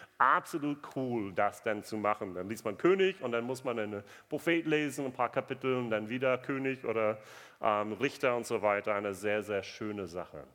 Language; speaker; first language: German; non-native, fluent; English